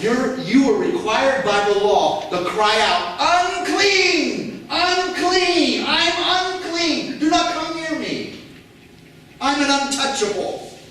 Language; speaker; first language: English; native; English